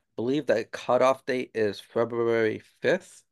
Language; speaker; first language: English; native; English